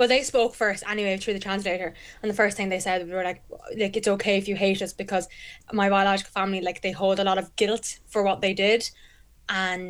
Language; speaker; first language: English; native; English